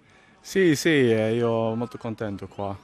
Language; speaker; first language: Italian; non-native, learner; Swedish